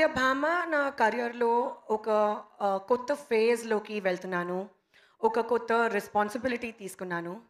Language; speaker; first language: Telugu; non-native, learner; Hindi